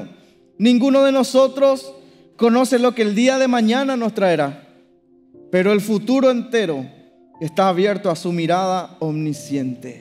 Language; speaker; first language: Spanish; native; Spanish